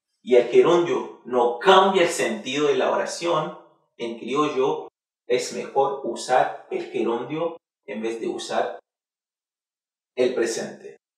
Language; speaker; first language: Spanish; non-native, fluent; Haitian Creole